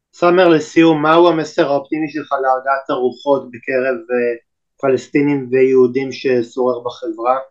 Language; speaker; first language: Hebrew; native; Hebrew